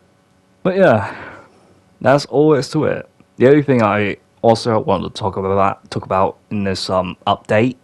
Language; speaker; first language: English; native; English